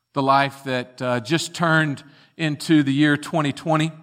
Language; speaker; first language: English; native; English